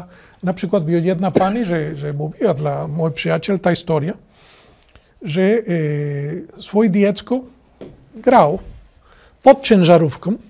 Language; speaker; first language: Polish; non-native, learner; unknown